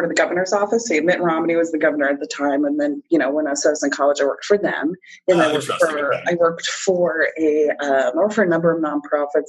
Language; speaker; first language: English; native; English